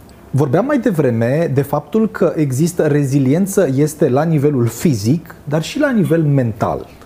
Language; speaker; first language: Romanian; native; Romanian